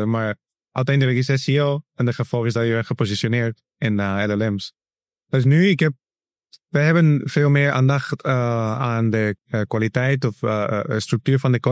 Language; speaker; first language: Dutch; non-native, learner; Spanish